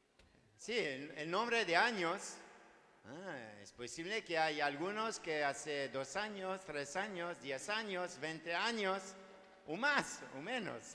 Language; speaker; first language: Spanish; non-native, learner; French